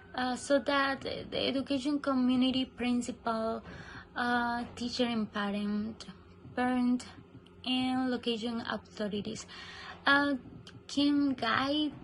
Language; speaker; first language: English; non-native, learner; Spanish